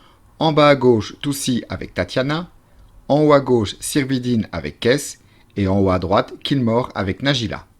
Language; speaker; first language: French; native; French